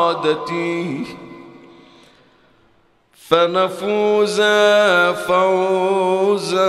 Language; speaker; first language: Arabic; native; Arabic